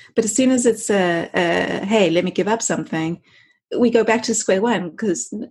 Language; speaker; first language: English; native; English